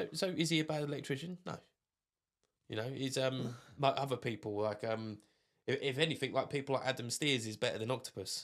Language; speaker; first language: English; native; English